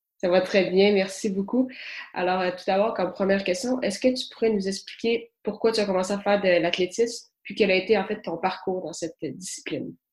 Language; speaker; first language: French; native; French